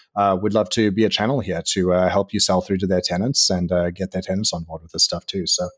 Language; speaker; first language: English; native; English